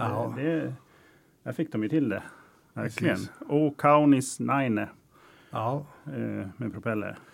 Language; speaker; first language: Swedish; native; Swedish